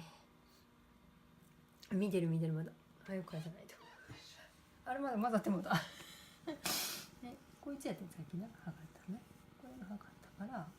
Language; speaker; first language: Japanese; native; Japanese